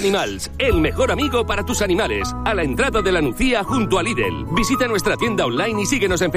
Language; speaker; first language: Spanish; native; Spanish